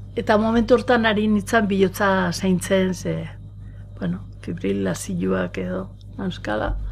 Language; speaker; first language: Basque; native; Basque